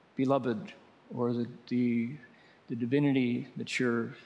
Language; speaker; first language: English; native; English